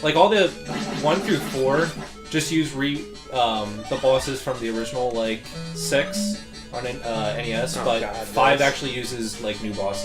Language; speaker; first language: English; native; English